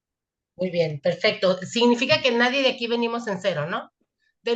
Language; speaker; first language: Spanish; native; Spanish